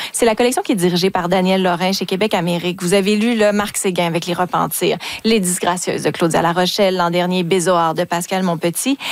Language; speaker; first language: French; native; French